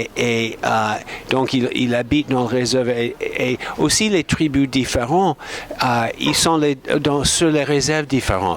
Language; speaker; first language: French; non-native, fluent; English